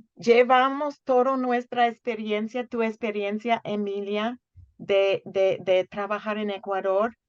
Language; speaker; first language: Spanish; non-native, fluent; English